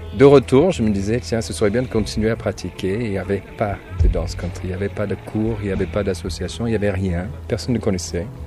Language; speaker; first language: French; non-native, fluent; English